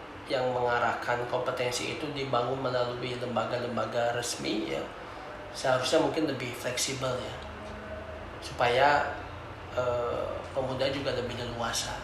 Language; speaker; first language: Indonesian; native; Indonesian